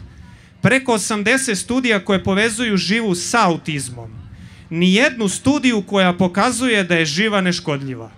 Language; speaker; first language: Serbian; native; Serbian